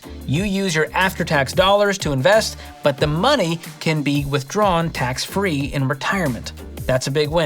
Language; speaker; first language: English; native; English